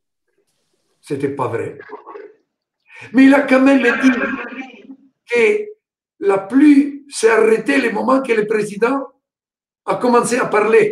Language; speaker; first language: French; non-native, fluent; Italian